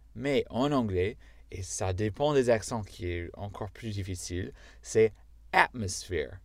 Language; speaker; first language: French; non-native, fluent; English